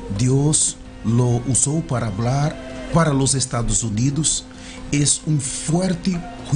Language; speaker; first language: Spanish; non-native, learner; Portuguese